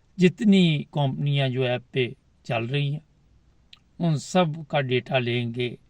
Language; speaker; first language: Urdu; non-native, local second language; Punjabi